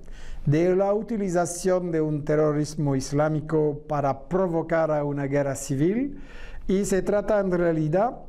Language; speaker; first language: Spanish; non-native, fluent; French